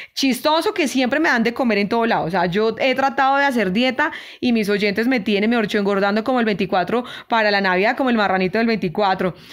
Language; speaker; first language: Spanish; native; Spanish